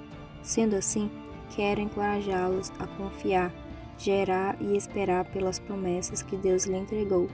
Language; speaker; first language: Portuguese; native; Portuguese